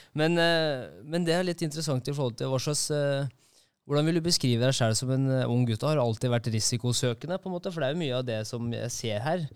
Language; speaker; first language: Norwegian; native; Norwegian